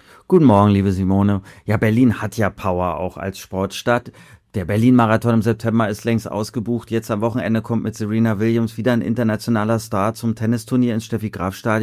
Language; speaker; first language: German; native; German